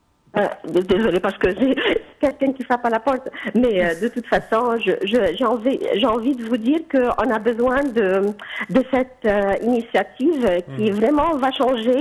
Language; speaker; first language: French; non-native, fluent; Arabic